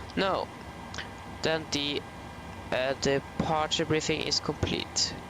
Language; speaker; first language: English; non-native, fluent; Norwegian